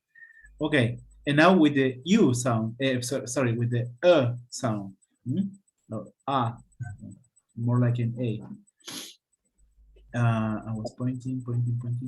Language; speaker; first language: English; non-native, fluent; Spanish